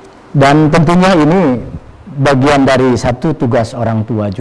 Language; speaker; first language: Indonesian; native; Indonesian